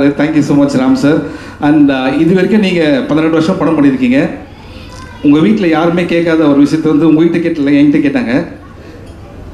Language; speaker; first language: Tamil; native; Tamil